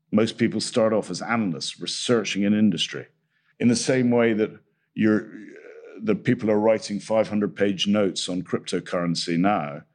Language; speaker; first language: English; native; English